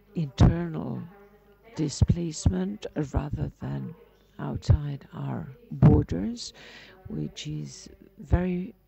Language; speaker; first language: English; non-native, fluent; Spanish